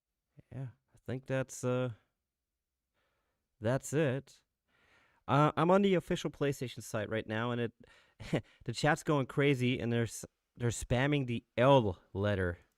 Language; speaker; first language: English; native; English